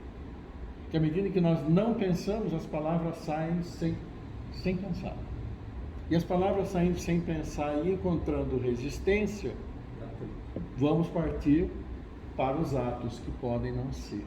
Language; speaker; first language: Portuguese; native; Portuguese